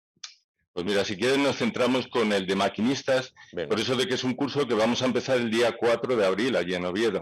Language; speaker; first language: Spanish; native; Spanish